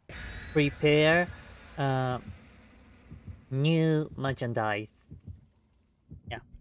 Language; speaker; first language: English; non-native, learner; Japanese